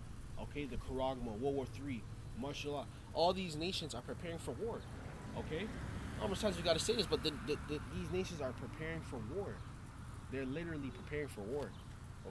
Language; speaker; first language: English; native; English